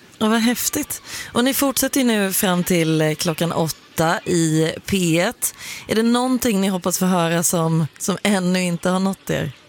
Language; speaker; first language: Swedish; native; Swedish